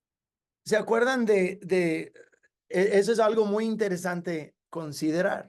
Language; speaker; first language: Spanish; non-native, fluent; English